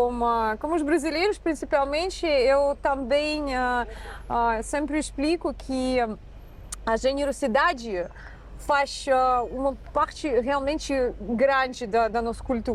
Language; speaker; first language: Portuguese; non-native, fluent; Russian